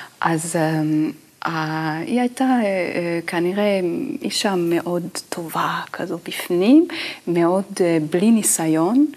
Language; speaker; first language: Hebrew; non-native, fluent; Italian